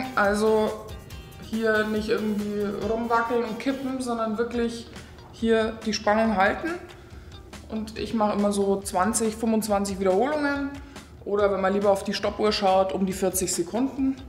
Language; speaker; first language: German; native; German